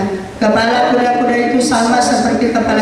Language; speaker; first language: Indonesian; native; Indonesian